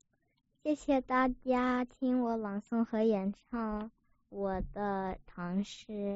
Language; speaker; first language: Chinese; early bilingual, heritage; Chinese